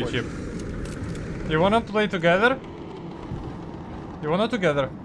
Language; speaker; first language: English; non-native, learner; Ukrainian